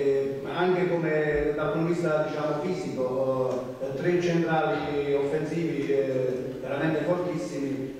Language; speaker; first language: Italian; native; Italian